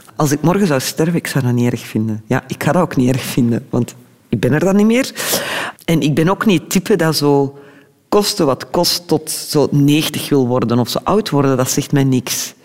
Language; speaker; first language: Dutch; early bilingual, other home language; Turkish